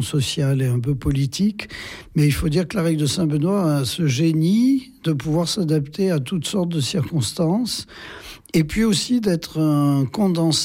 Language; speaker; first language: French; native; French